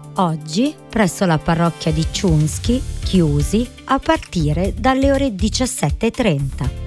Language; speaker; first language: Italian; non-native, fluent; Croatian